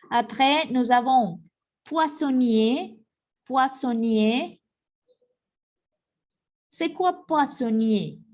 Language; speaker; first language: French; non-native, fluent; Spanish